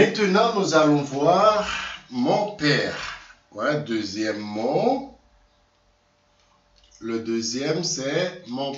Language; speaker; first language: French; non-native, local second language; Haitian Creole